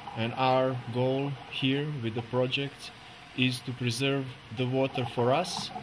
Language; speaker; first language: English; non-native, fluent; Croatian